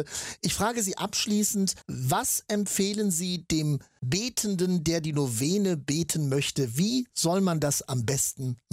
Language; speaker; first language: German; native; German